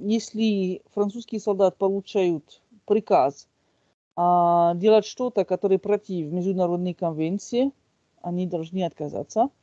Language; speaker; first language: Russian; non-native, fluent; French